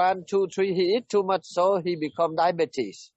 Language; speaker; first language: English; non-native, learner; Vietnamese